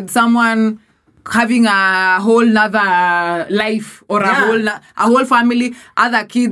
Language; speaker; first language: English; non-native, local second language; Swahili